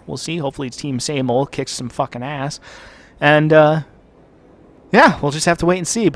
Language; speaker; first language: English; native; English